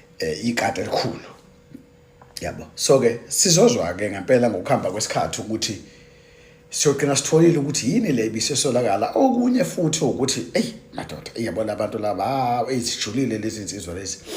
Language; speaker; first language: Zulu; native; Zulu